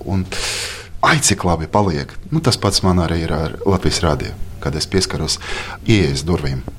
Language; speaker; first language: Latvian; non-native, local second language; Russian